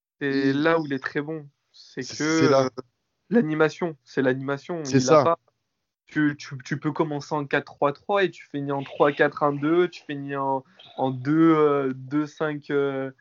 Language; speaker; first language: French; native; French